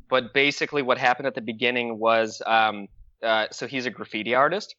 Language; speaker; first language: English; early bilingual, other home language; Russian